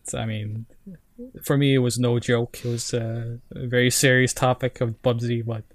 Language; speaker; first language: English; non-native, fluent; Norwegian